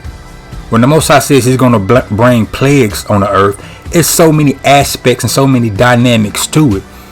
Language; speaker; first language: English; native; English